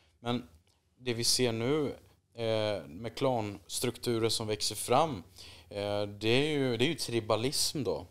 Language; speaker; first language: Swedish; native; Swedish